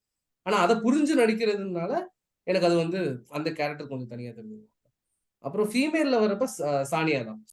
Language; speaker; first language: Tamil; native; Tamil